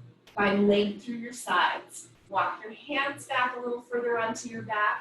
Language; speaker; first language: English; native; English